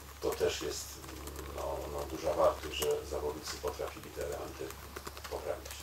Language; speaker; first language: Polish; native; Polish